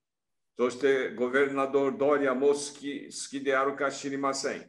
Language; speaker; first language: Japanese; early bilingual, heritage; Portuguese